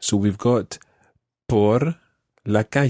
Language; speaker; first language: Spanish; non-native, fluent; English